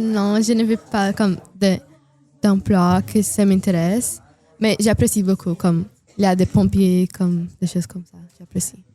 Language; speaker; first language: French; non-native, learner; Portuguese